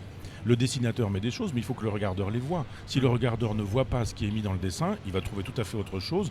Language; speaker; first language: French; native; French